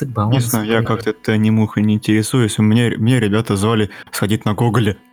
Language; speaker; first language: Russian; native; Russian